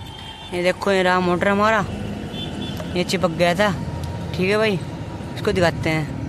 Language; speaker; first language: Hindi; native; Hindi